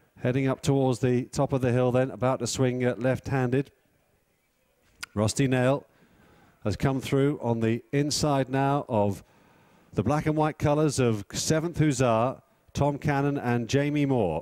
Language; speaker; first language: English; native; English